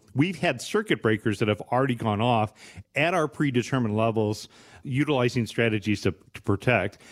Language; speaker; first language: English; native; English